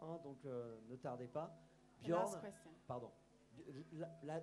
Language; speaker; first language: French; native; French